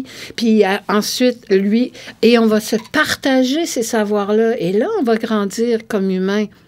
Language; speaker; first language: French; native; French